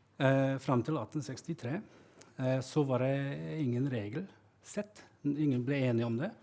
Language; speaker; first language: Norwegian; non-native, fluent; English